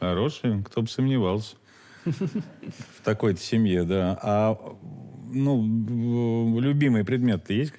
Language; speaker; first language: Russian; native; Russian